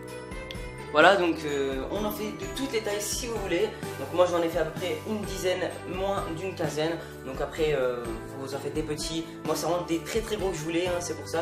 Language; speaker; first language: French; native; French